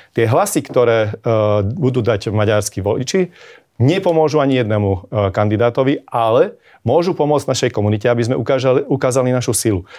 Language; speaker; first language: Slovak; non-native, local second language; Hungarian